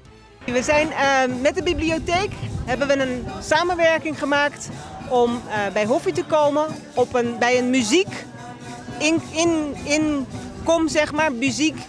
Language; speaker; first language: Dutch; non-native, local second language; Papiamento